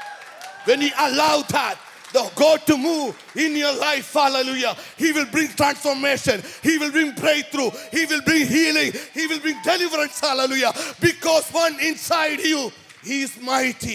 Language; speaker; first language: English; non-native, local second language; Malayalam